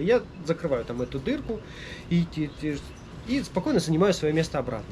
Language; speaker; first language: Russian; native; Russian